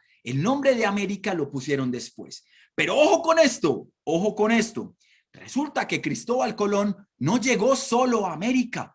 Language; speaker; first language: Spanish; native; Spanish